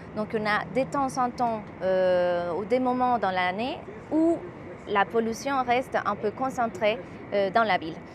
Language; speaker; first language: French; non-native, fluent; Spanish